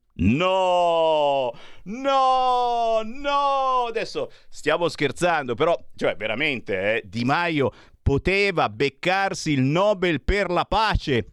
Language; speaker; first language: Italian; native; Italian